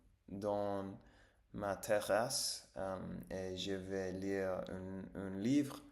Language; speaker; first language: French; non-native, learner; English